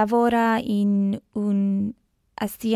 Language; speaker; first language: Italian; non-native, learner; English